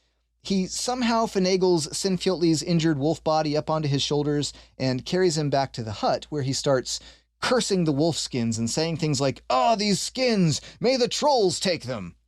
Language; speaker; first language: English; native; English